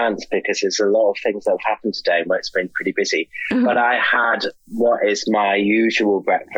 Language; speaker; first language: English; native; English